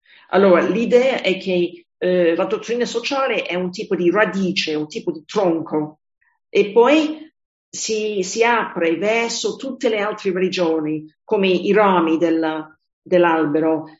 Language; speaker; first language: Italian; non-native, fluent; English